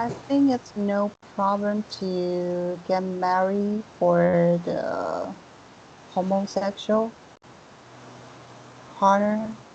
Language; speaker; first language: English; non-native, learner; Chinese